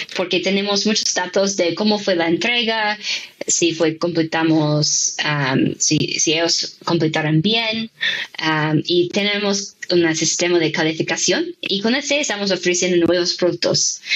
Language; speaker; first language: Spanish; non-native, fluent; English